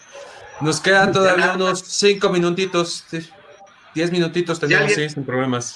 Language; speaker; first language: Spanish; native; Spanish